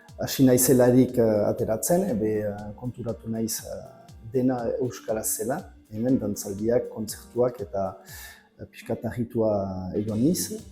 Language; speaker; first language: Basque; non-native, local second language; French